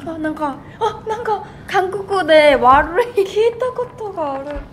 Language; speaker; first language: Japanese; non-native, fluent; Korean